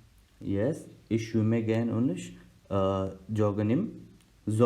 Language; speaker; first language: German; non-native, fluent; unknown